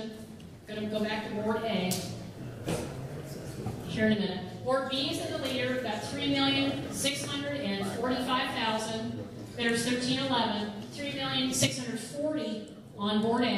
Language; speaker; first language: English; native; English